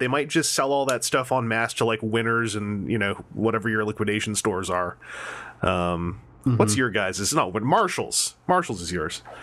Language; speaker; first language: English; native; English